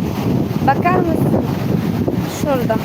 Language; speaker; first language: Turkish; non-native, learner; Arabic